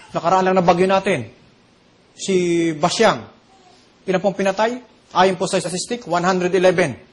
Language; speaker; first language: Filipino; non-native, local second language; Bikol